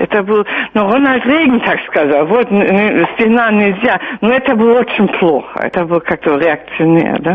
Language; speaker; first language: Russian; non-native, fluent; German